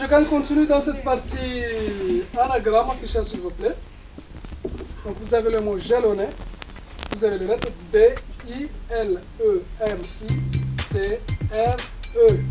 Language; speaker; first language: French; non-native, local second language; Comorian